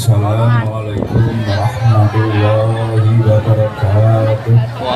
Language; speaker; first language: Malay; non-native, local second language; Javanese